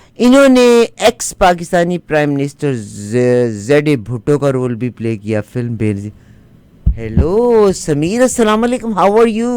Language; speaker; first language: Urdu; non-native, local second language; Punjabi